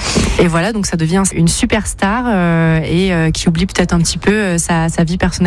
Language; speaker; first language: French; native; French